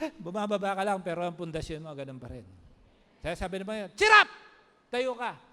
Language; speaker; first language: Filipino; non-native, local second language; Pampanga